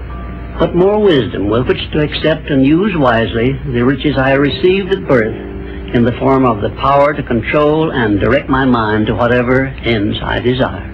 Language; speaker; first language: English; native; English